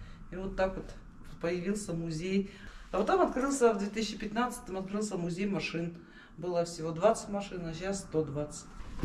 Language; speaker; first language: Russian; native; Russian